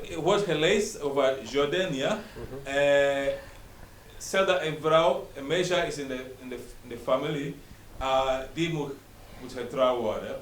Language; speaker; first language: Dutch; non-native, learner; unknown